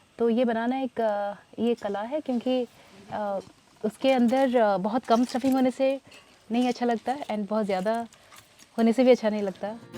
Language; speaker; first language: Hindi; non-native, local second language; Odia